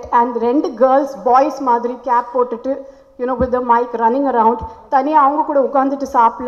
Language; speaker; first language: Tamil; non-native, local second language; Hindi